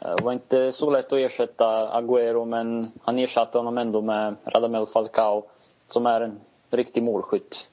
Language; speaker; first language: Swedish; native; Swedish